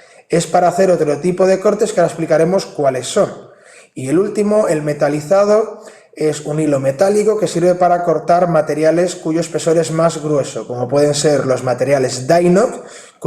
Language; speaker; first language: Spanish; native; Spanish